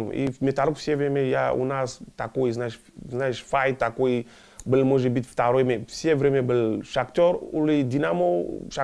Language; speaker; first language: Russian; non-native, learner; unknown